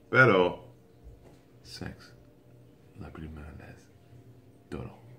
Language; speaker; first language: Spanish; non-native, learner; English